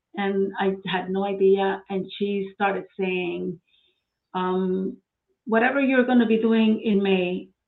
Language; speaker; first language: English; non-native, fluent; Spanish